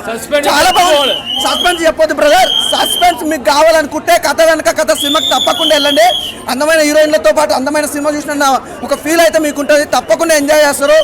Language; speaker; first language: Telugu; native; Telugu